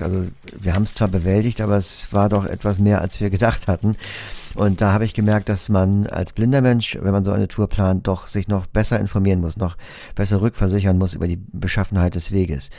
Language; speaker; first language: German; native; German